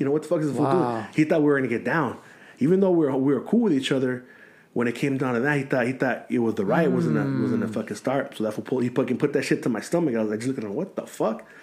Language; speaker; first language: English; native; English